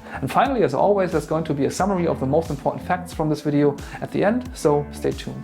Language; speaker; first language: English; non-native, fluent; German